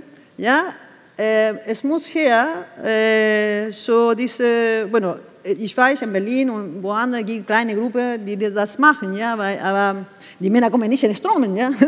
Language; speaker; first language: German; non-native, fluent; Spanish